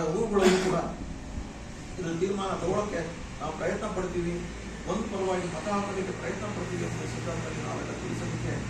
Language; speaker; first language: Kannada; non-native, local second language; Lambadi